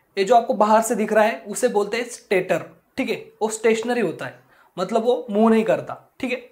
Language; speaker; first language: Hindi; non-native, local second language; Marathi